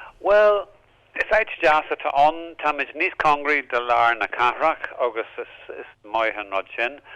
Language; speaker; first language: Irish; native; Irish